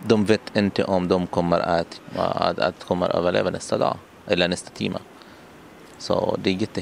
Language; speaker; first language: Swedish; non-native, learner; Arabic